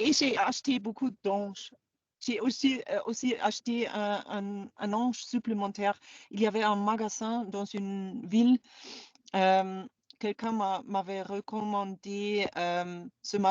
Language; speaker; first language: French; non-native, fluent; German